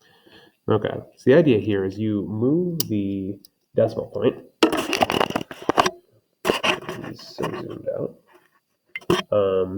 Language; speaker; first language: English; native; English